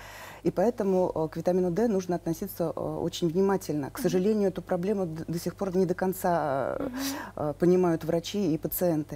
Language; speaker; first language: Russian; native; Russian